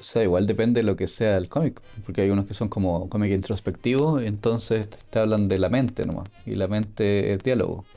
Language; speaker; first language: Spanish; native; Spanish